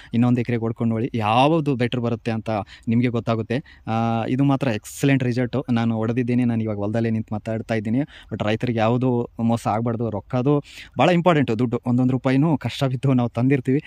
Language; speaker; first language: Kannada; native; Kannada